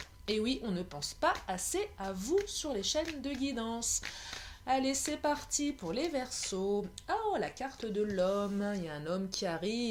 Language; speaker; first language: French; native; French